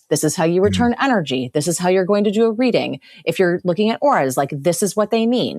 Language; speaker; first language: English; native; English